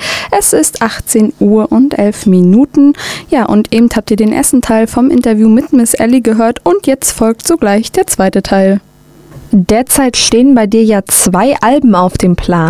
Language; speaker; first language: German; native; German